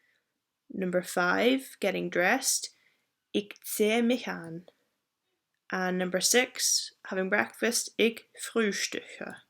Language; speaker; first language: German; non-native, fluent; English